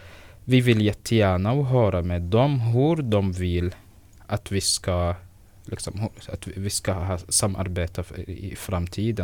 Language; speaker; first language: Swedish; non-native, fluent; Arabic